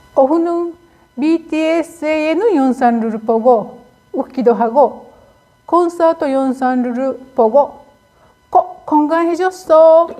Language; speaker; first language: Korean; non-native, learner; Japanese